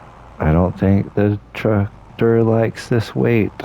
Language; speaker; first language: English; native; English